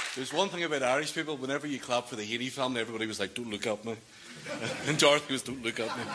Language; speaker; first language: English; native; English